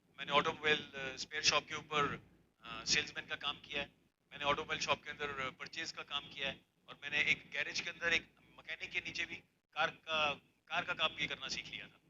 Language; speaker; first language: Hindi; native; Hindi